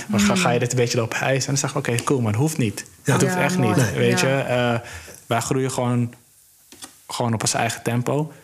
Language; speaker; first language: Dutch; early bilingual, other home language; Somali